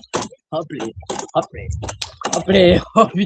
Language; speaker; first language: French; native; French